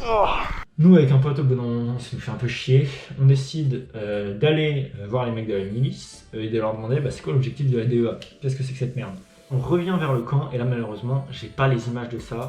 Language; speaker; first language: French; native; French